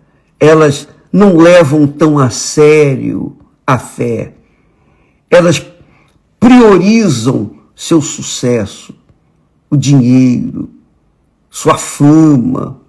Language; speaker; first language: Portuguese; native; Portuguese